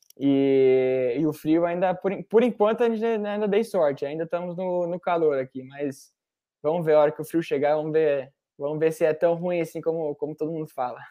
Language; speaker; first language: Portuguese; native; Portuguese